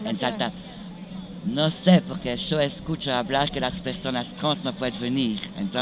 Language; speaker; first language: Spanish; non-native, learner; French